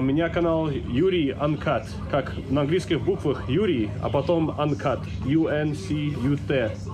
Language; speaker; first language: Russian; early bilingual, heritage; English